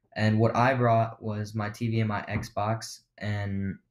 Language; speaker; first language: English; native; English